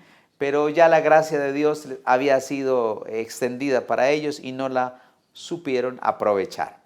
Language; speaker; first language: Spanish; native; Spanish